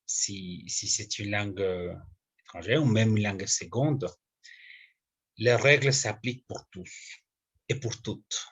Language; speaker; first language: French; non-native, fluent; Spanish